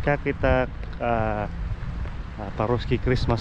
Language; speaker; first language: Russian; non-native, learner; Cebuano